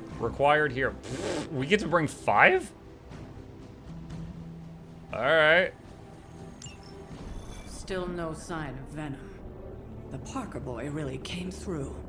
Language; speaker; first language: English; native; English